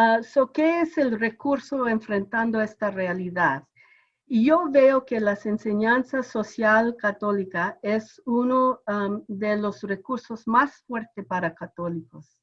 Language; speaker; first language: Spanish; non-native, fluent; English